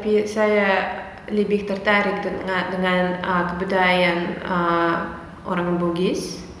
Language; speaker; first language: Indonesian; non-native, fluent; Russian